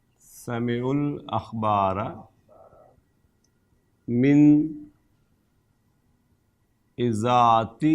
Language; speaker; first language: Arabic; non-native, fluent; Urdu